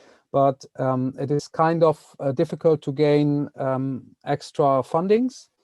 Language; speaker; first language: English; non-native, fluent; Dutch